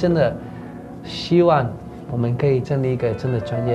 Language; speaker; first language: Chinese; non-native, fluent; Spanish